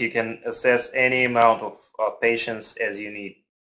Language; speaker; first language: English; non-native, fluent; Russian